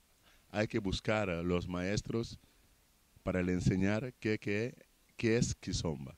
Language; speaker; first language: Spanish; non-native, fluent; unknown